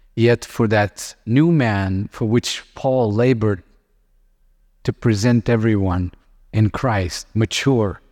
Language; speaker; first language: English; non-native, fluent; Lithuanian